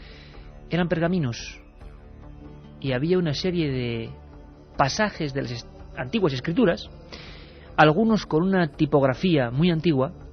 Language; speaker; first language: Spanish; native; Spanish